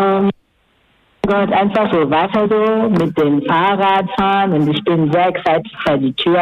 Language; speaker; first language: German; non-native, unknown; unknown